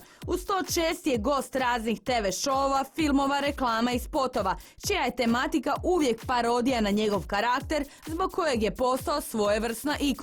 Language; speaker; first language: Croatian; native; Croatian